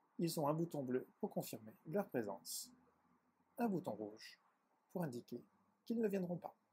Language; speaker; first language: French; native; French